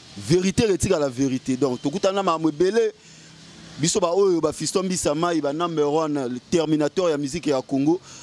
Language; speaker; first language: Lingala; native; Lingala